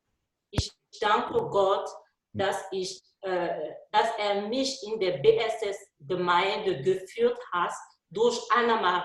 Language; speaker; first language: German; non-native, learner; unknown